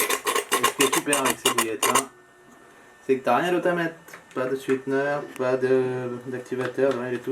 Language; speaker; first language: French; native; French